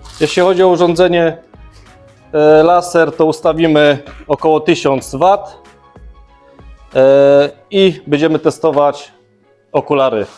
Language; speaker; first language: Polish; native; Polish